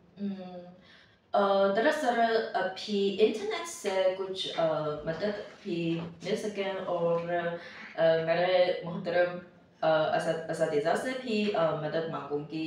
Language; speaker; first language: Urdu; non-native, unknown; Chinese